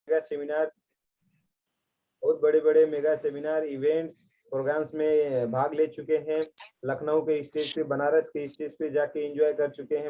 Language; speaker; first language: Hindi; native; Hindi